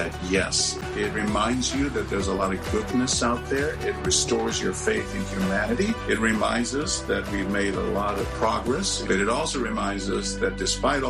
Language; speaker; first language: English; early bilingual, other home language; Spanish